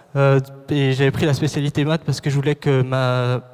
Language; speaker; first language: French; native; French